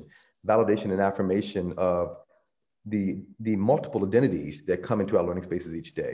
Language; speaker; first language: English; native; English